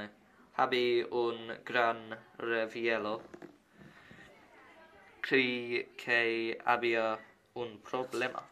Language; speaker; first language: Spanish; non-native, learner; English